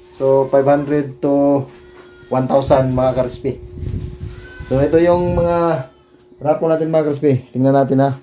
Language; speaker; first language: Filipino; non-native, local second language; Cebuano